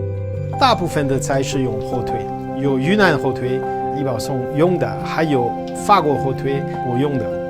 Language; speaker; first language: Chinese; non-native, fluent; French